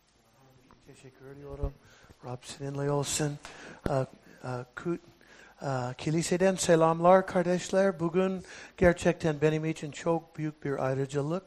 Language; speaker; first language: Turkish; non-native, fluent; English